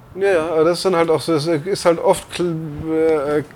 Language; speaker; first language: German; native; German